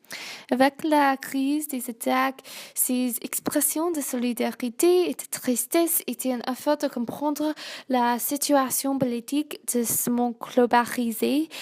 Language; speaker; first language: French; non-native, learner; English